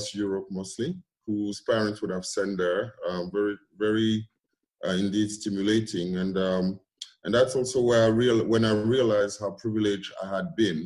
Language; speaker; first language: English; non-native, local second language; French